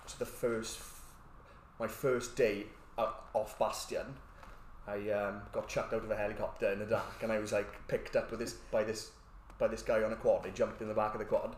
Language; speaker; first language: English; native; English